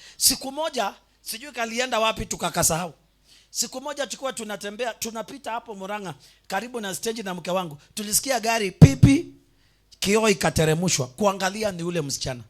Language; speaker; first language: Swahili; non-native, local second language; Kamba